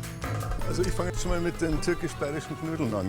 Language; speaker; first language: German; native; German